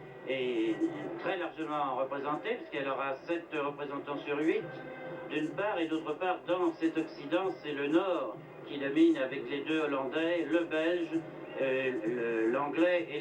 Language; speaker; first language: French; native; French